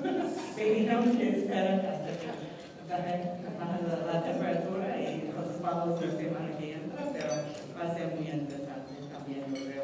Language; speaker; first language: Spanish; non-native, fluent; English